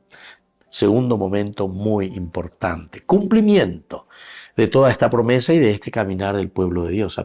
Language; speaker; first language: Spanish; native; Spanish